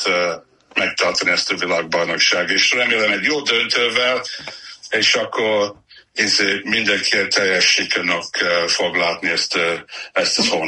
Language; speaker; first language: Hungarian; non-native, learner; English